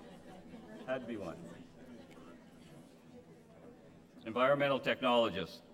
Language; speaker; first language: English; native; English